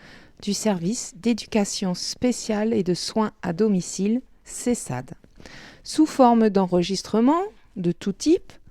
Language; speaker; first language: French; native; French